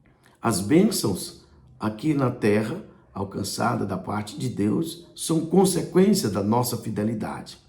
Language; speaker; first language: Portuguese; native; Portuguese